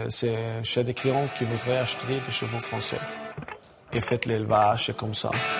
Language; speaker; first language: French; non-native, learner; Swedish